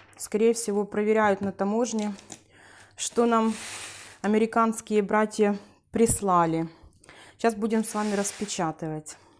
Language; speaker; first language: Russian; non-native, local second language; Ukrainian